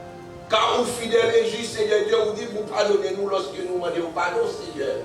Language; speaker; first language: French; non-native, local second language; Haitian Creole